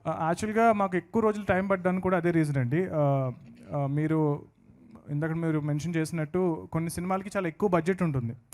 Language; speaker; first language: Telugu; native; Telugu